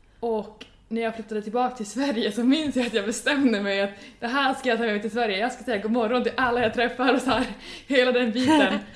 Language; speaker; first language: Swedish; native; Swedish